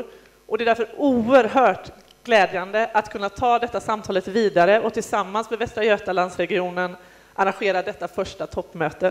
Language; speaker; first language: Swedish; native; Swedish